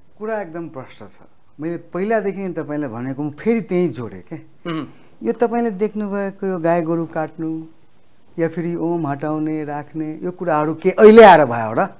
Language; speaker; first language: Nepali; non-native, local second language; Maithili